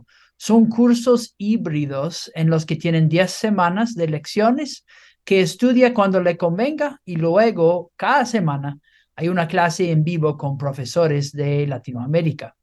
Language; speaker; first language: Spanish; non-native, fluent; English